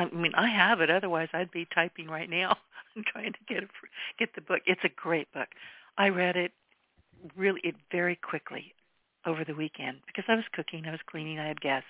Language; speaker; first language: English; native; English